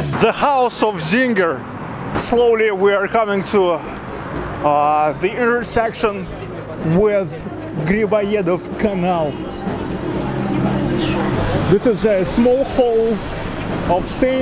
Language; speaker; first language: English; non-native, learner; Russian